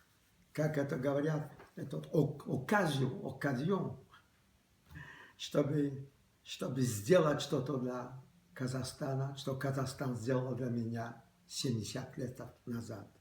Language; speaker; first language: Russian; early bilingual, other home language; Polish